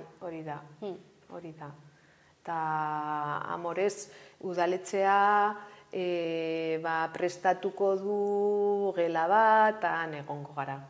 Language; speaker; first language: Basque; non-native, local second language; Spanish